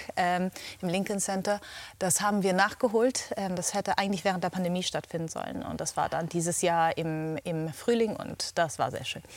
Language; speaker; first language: German; native; German